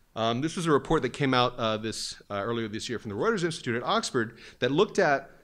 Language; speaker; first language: English; native; English